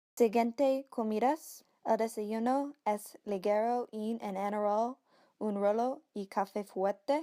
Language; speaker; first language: Spanish; non-native, learner; English